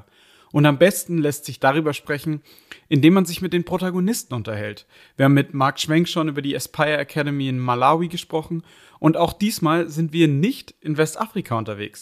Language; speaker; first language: German; native; German